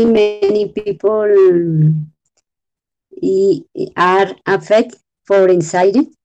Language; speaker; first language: English; non-native, learner; Spanish